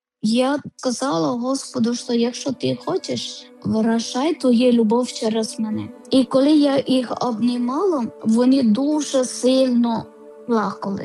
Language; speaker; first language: Ukrainian; non-native, learner; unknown